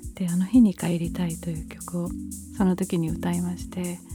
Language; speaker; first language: Japanese; early bilingual, other home language; Portuguese